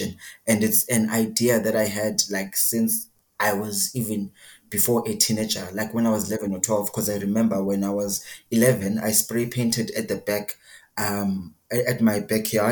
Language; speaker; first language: English; non-native, local second language; Xhosa